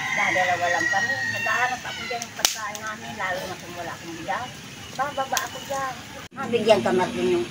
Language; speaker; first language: Filipino; non-native, local second language; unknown